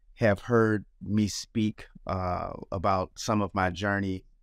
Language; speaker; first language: English; native; English